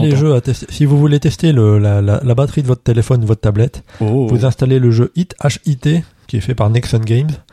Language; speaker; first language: French; native; French